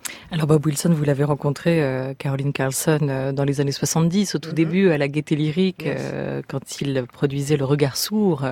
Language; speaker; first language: French; native; French